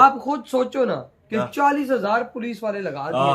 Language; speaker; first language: Hindi; native; Hindi